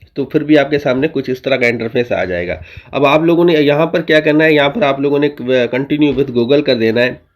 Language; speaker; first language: Urdu; native; Urdu